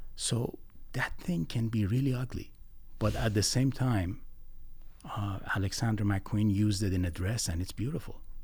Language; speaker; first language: English; non-native, fluent; Persian